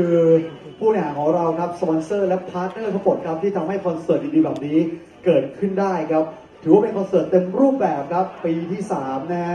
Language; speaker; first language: Thai; native; Thai